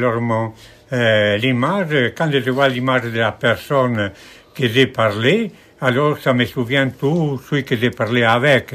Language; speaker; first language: French; non-native, fluent; Italian